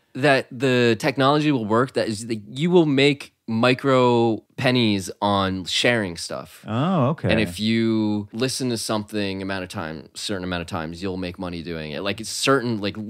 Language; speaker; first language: English; native; English